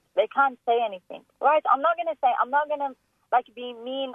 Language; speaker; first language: English; non-native, fluent; Persian